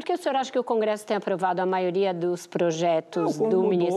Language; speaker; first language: Portuguese; native; Portuguese